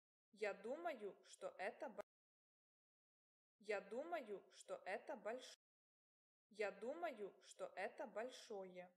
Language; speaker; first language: Russian; non-native, learner; English